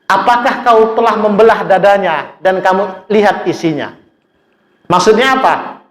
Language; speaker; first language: Indonesian; native; Indonesian